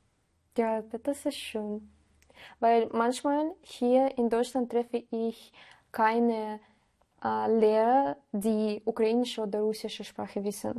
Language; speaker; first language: German; non-native, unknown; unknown